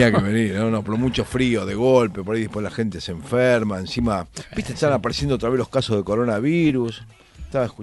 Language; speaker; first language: Spanish; native; Spanish